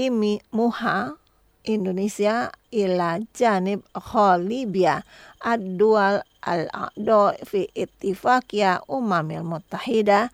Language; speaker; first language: Arabic; non-native, fluent; Indonesian